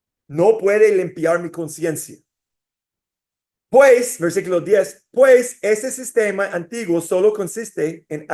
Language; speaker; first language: Spanish; non-native, fluent; English